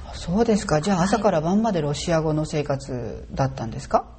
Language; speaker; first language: Japanese; native; Japanese